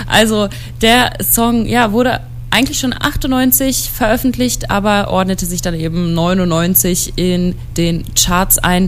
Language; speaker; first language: German; native; German